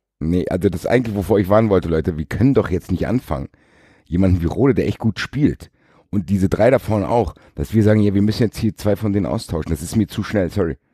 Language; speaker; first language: German; native; German